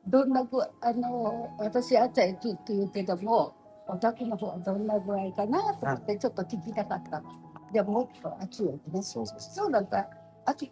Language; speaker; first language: Japanese; native; Japanese